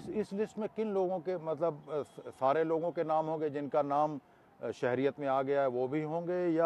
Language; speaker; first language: Urdu; native; Urdu